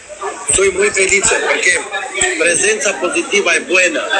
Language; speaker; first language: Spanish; non-native, learner; Albanian